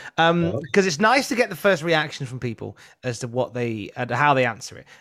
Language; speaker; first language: English; native; English